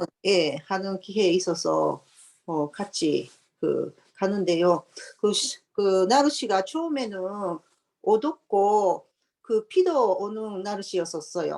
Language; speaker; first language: Korean; non-native, learner; Japanese